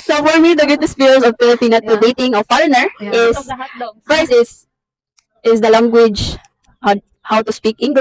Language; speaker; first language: English; non-native, learner; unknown